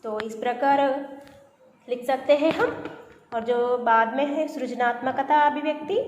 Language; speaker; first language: Hindi; non-native, local second language; Telugu